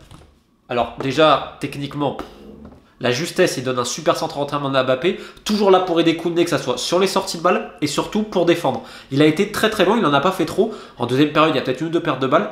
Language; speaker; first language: French; native; French